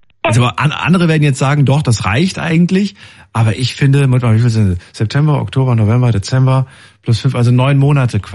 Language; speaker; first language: German; native; German